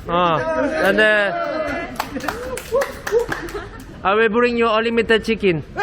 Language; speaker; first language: English; non-native, learner; Korean